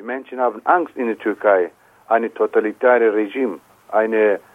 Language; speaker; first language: German; non-native, learner; Turkish